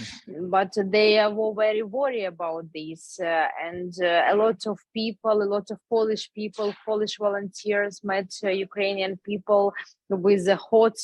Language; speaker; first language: English; non-native, learner; Ukrainian